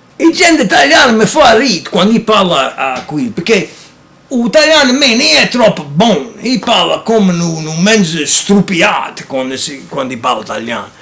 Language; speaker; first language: Italian; early bilingual, heritage; English